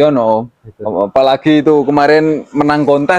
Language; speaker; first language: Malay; non-native, local second language; Javanese